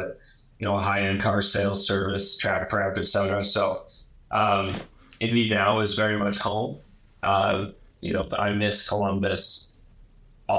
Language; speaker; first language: English; native; English